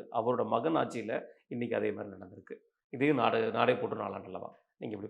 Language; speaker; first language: Tamil; native; Tamil